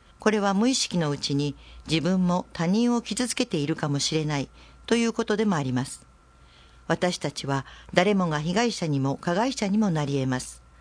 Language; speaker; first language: Japanese; native; Japanese